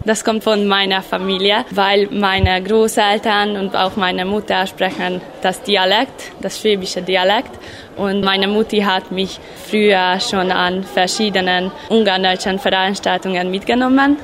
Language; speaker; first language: German; non-native, local second language; Hungarian